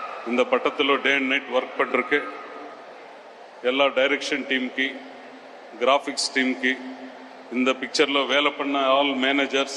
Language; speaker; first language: Tamil; non-native, learner; Telugu